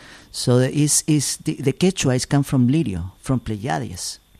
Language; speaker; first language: English; non-native, learner; Spanish